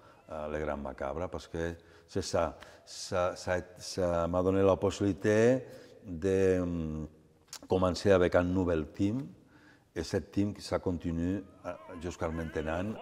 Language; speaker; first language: French; non-native, fluent; Catalan